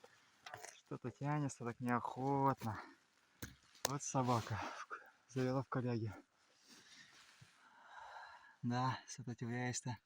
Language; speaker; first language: Russian; native; Russian